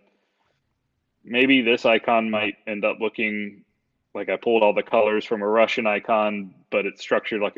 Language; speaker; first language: English; native; English